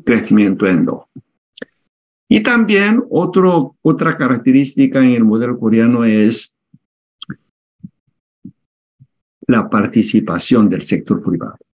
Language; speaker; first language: Spanish; non-native, fluent; Korean